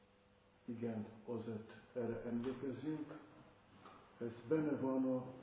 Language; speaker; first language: Hungarian; non-native, fluent; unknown